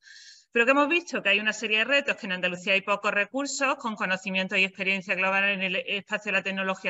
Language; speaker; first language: Spanish; native; Spanish